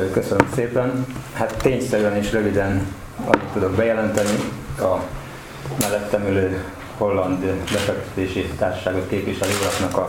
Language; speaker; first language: Hungarian; native; Hungarian